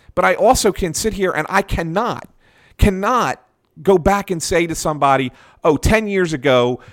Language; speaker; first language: English; native; English